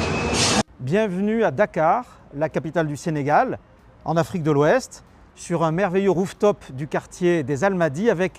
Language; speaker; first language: French; native; French